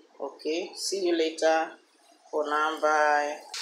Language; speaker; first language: English; non-native, local second language; Igbo